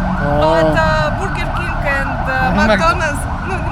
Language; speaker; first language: English; non-native, learner; Russian